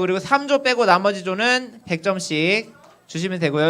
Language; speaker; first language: Korean; native; Korean